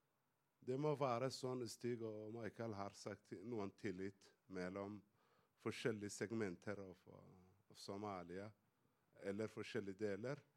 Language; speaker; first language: Swedish; non-native, learner; Somali